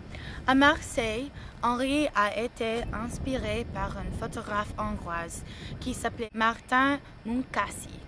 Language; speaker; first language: French; non-native, learner; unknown